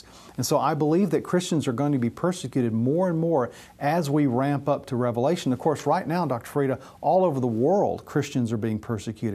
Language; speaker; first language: English; native; English